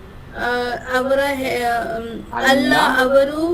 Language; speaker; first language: Kannada; non-native, learner; Bhojpuri